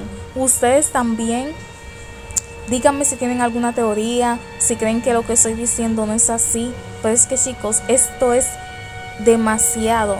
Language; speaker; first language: Spanish; native; Spanish